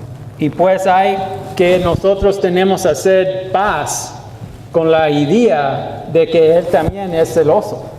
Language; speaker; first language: Spanish; non-native, learner; English